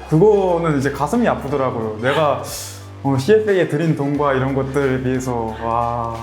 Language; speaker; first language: Korean; native; Korean